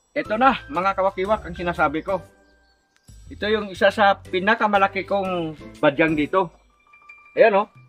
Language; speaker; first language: Filipino; non-native, local second language; Cebuano